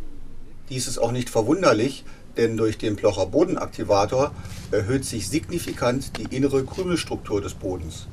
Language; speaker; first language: German; native; German